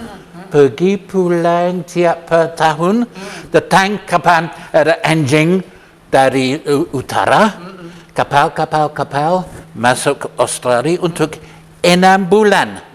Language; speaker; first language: Indonesian; non-native, learner; English